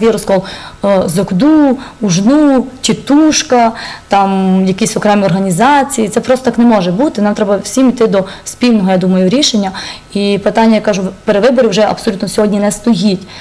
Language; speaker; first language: Ukrainian; native; Ukrainian